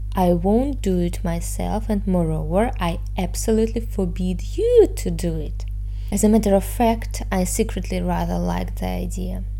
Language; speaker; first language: English; non-native, fluent; Russian